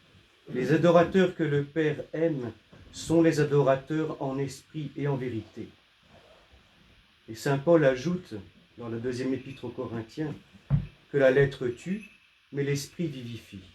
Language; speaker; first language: French; native; French